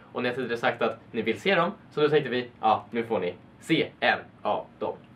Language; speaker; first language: Swedish; native; Swedish